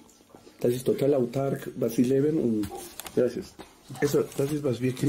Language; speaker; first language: German; non-native, fluent; Spanish